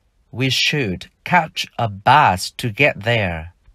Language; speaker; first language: English; non-native, fluent; Vietnamese